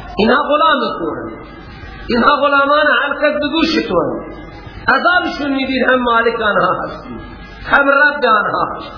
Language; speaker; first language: Persian; non-native, local second language; Baluchi